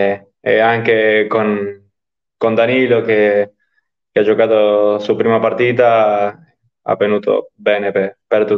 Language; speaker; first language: Italian; non-native, learner; Spanish